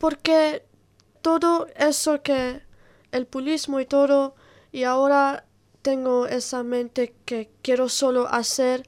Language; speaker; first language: Spanish; non-native, learner; Italian